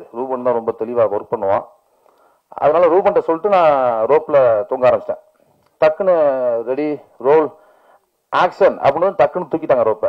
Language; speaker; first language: Tamil; native; Tamil